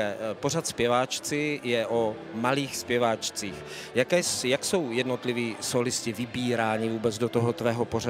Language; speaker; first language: Czech; native; Czech